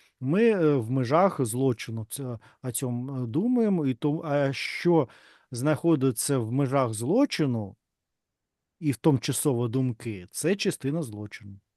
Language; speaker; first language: Ukrainian; non-native, learner; Russian